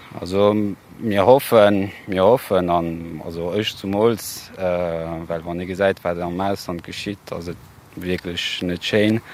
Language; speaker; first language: Luxembourgish; native; Luxembourgish